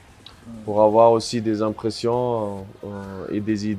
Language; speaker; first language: French; non-native, fluent; German